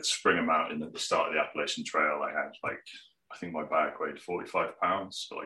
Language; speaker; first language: English; native; English